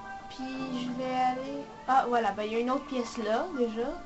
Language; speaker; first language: French; native; French